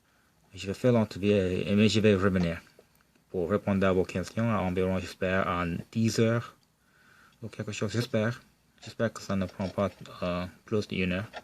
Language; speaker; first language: French; non-native, local second language; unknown